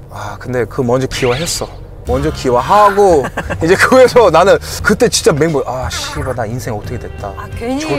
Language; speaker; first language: Korean; non-native, learner; English